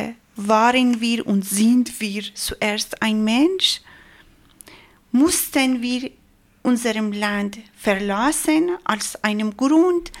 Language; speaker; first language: German; non-native, learner; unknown